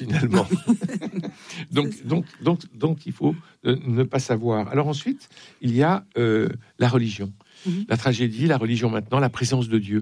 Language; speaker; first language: French; native; French